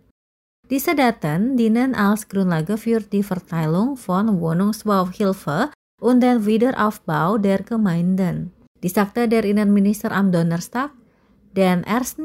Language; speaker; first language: German; non-native, fluent; Indonesian